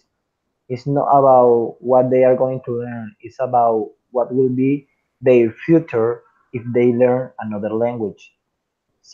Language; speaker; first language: English; non-native, fluent; Spanish